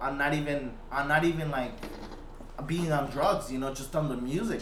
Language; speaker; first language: English; early bilingual, other home language; Spanish